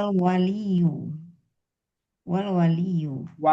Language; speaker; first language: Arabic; non-native, learner; Indonesian